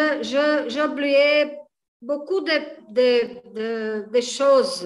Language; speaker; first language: French; non-native, learner; Portuguese